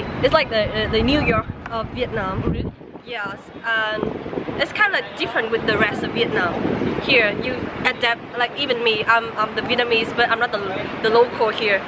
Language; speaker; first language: English; non-native, fluent; Vietnamese